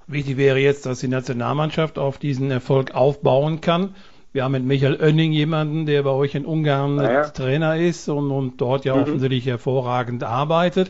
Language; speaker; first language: German; native; German